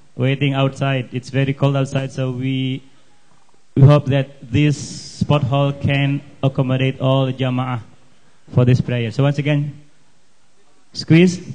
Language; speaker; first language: English; non-native, learner; Indonesian